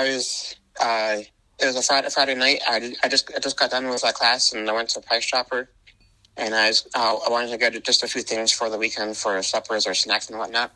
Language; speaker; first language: English; native; English